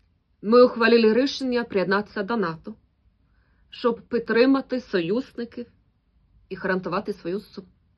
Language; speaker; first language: Ukrainian; non-native, fluent; Swedish